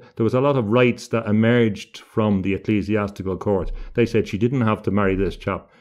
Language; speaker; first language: English; native; English